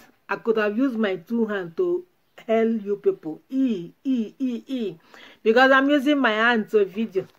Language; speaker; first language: English; non-native, local second language; Igbo